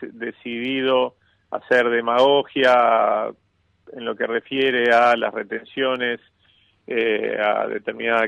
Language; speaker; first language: Spanish; native; Spanish